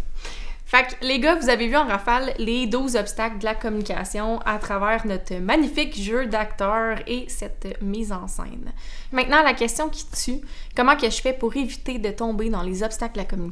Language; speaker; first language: French; native; French